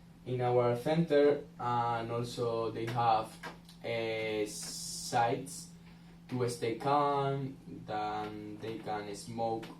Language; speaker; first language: English; non-native, learner; Spanish